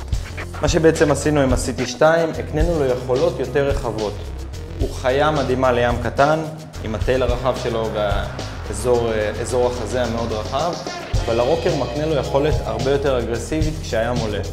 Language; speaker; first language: Hebrew; native; Hebrew